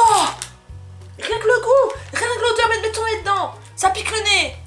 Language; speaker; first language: French; native; French